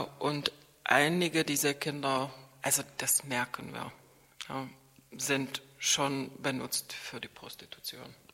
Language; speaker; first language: German; non-native, fluent; Czech